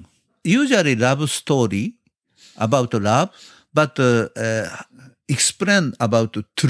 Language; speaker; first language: English; non-native, learner; Japanese